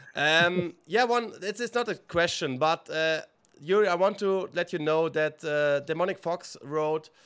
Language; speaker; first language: English; non-native, fluent; German